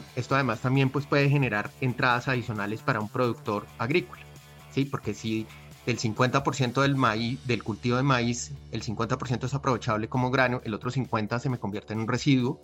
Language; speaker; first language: Spanish; native; Spanish